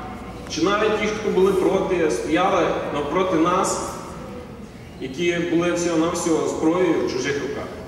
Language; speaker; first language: Ukrainian; native; Ukrainian